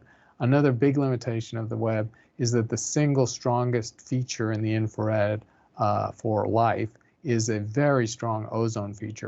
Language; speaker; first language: English; native; English